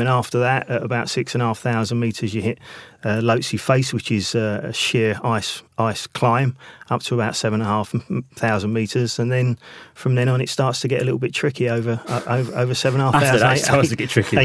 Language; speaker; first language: English; native; English